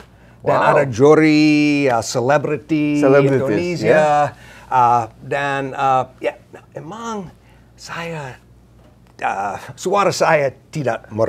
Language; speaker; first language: Indonesian; non-native, learner; English